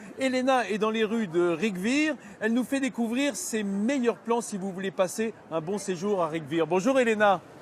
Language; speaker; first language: French; native; French